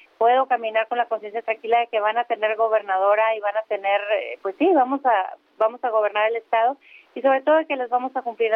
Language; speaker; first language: Spanish; native; Spanish